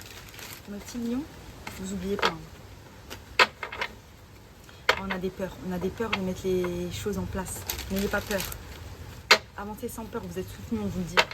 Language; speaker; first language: French; native; French